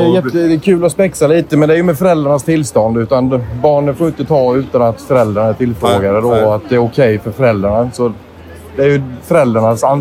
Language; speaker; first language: Swedish; native; Swedish